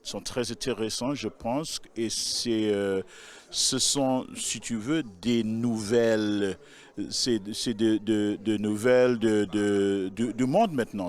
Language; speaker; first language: French; non-native, local second language; English